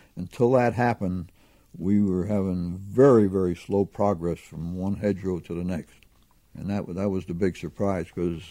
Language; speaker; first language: English; native; English